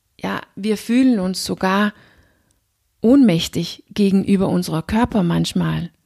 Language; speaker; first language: German; non-native, fluent; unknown